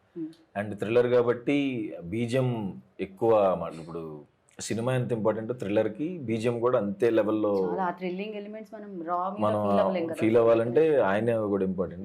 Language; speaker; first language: Telugu; native; Telugu